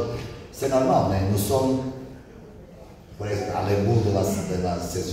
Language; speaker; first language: French; non-native, learner; Portuguese